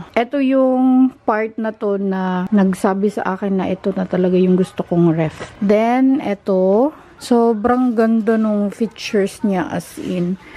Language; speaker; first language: Filipino; non-native, local second language; Cebuano